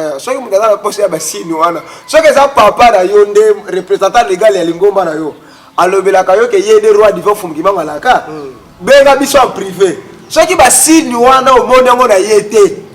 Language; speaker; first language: Lingala; non-native, local second language; Kongo